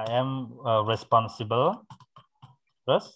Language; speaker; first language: English; non-native, fluent; Indonesian